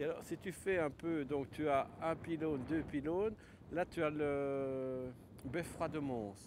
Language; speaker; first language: French; native; French